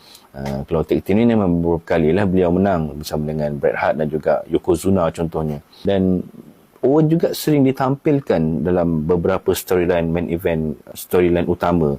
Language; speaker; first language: Malay; native; Malay